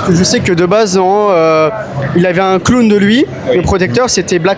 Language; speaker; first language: French; native; French